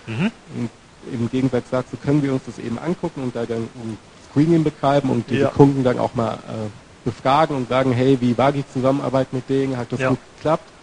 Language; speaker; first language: German; native; German